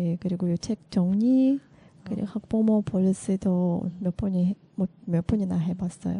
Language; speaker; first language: Korean; non-native, learner; Russian